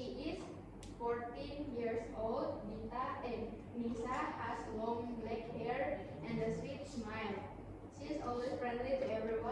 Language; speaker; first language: English; non-native, learner; Indonesian